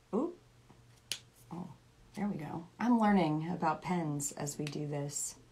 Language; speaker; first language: English; native; English